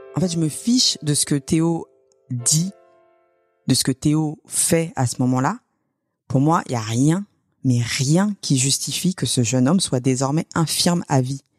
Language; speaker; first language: French; native; French